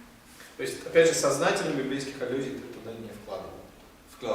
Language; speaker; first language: Russian; native; Russian